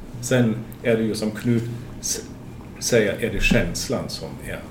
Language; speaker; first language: Swedish; non-native, fluent; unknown